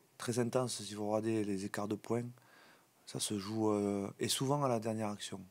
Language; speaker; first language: French; native; French